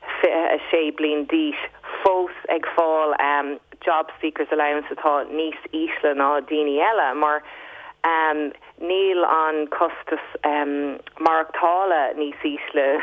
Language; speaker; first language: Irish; non-native, local second language; English